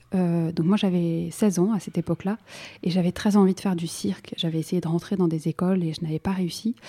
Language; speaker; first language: French; native; French